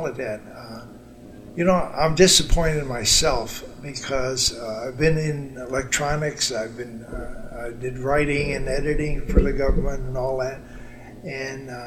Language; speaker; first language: English; native; English